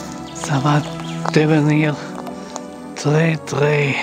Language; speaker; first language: French; non-native, learner; English